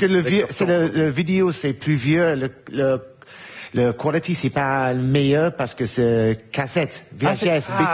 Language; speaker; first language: French; non-native, learner; English